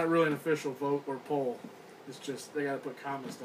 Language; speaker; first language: English; native; English